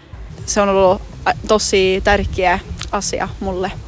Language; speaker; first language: Finnish; non-native, local second language; Swedish